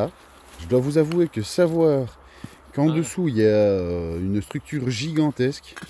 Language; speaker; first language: French; native; French